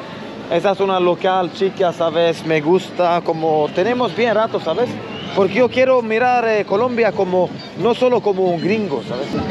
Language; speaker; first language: Spanish; non-native, learner; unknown